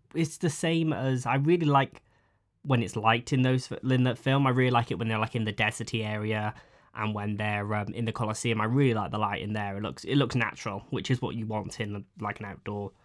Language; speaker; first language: English; native; English